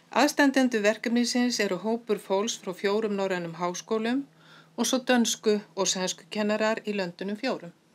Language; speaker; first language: Icelandic; native; Icelandic